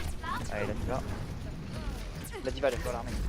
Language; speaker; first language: French; native; French